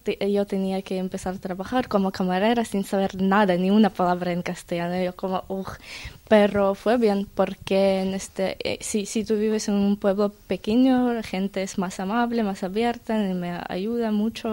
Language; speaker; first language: Spanish; non-native, learner; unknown